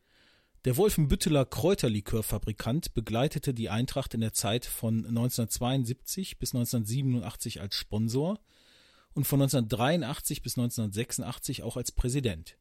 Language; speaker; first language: German; native; German